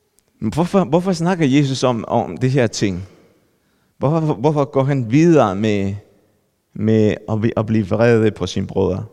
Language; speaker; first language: Danish; non-native, fluent; Spanish